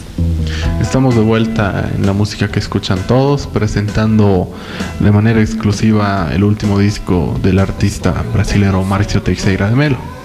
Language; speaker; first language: Spanish; native; Spanish